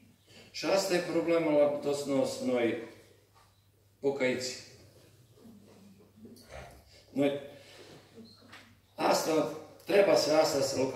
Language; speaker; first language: Romanian; non-native, learner; Serbian